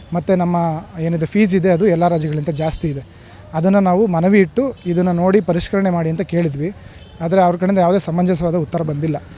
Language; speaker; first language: Kannada; native; Kannada